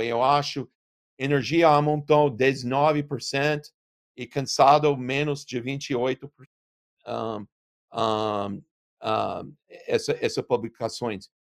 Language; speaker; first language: Portuguese; non-native, learner; English